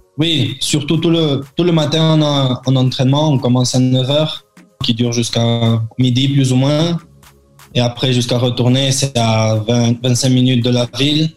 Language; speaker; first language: French; early bilingual, heritage; French